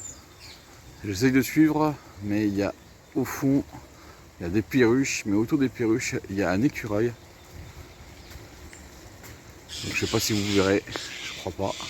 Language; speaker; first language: French; native; French